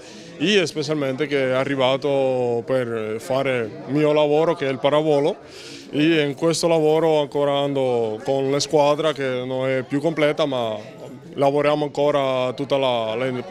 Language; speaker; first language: Italian; non-native, learner; Spanish